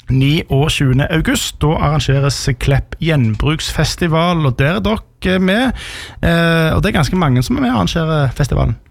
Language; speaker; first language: Norwegian; native; Norwegian